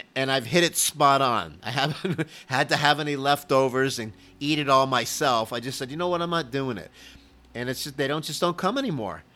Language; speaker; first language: English; native; English